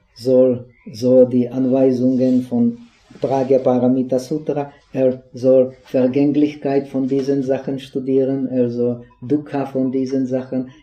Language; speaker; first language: German; non-native, fluent; Czech